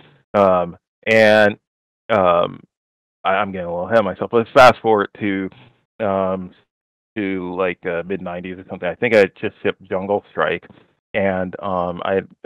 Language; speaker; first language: English; native; English